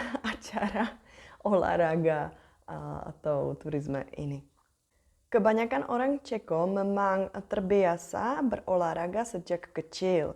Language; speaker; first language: Indonesian; non-native, fluent; Czech